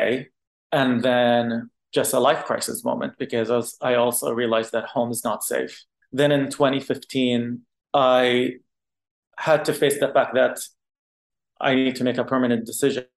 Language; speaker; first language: English; non-native, fluent; Arabic